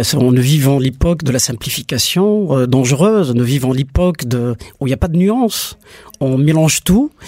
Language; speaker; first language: French; non-native, local second language; Kabyle